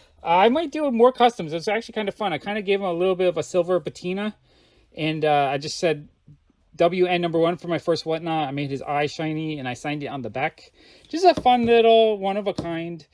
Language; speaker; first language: English; native; English